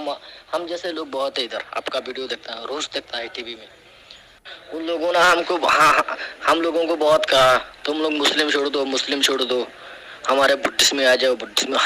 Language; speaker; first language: Hindi; non-native, learner; Rohingya